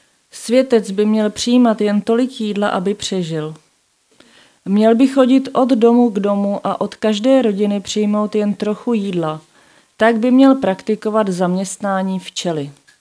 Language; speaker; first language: Czech; native; Czech